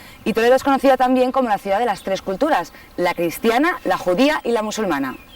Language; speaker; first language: Spanish; native; Spanish